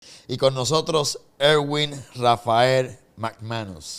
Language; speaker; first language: Spanish; native; Spanish